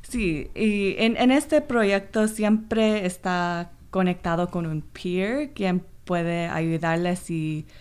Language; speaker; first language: Spanish; non-native, fluent; Korean